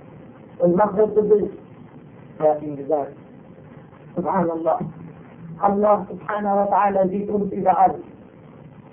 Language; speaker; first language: German; non-native, fluent; Arabic